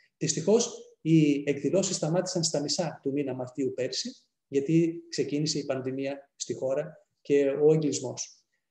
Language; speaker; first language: Greek; native; Greek